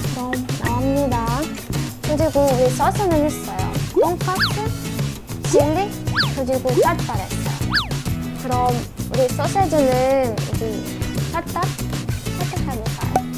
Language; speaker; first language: Korean; non-native, learner; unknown